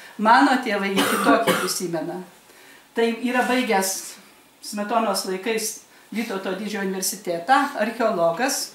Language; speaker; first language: Lithuanian; native; Lithuanian